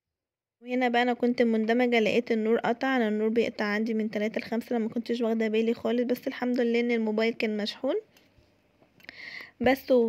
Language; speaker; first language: Arabic; native; Arabic